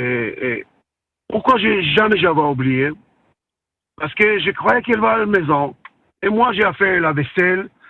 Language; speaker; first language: French; non-native, learner; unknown